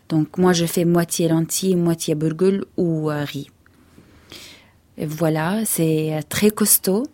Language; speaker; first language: French; non-native, fluent; Arabic